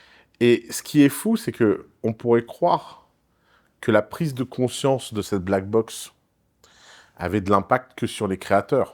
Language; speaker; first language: French; native; French